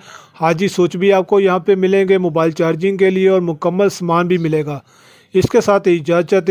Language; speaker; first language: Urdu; non-native, local second language; Punjabi